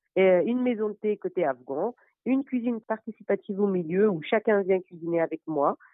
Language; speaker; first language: French; non-native, fluent; Persian